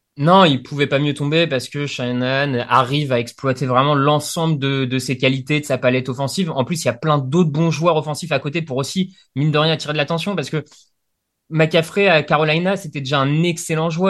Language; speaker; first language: French; native; French